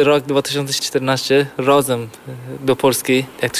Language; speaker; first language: Polish; non-native, learner; Persian